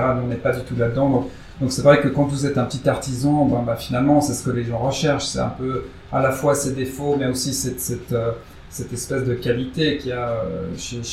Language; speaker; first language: French; native; French